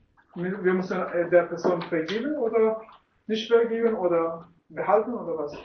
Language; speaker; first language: German; non-native, learner; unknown